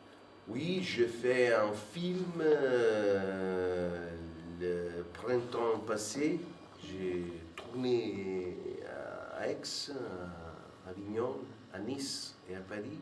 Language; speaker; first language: French; non-native, fluent; Italian